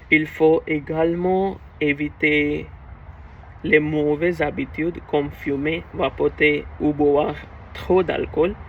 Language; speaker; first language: French; non-native, learner; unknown